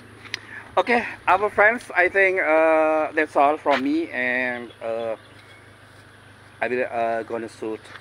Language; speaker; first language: English; non-native, learner; Indonesian